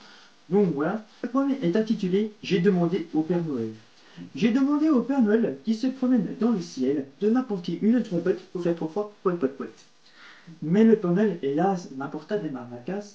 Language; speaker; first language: French; native; French